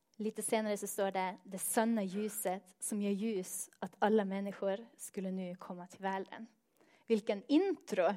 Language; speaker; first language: Swedish; non-native, fluent; Norwegian